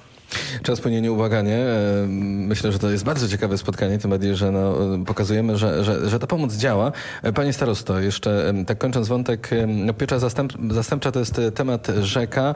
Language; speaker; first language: Polish; native; Polish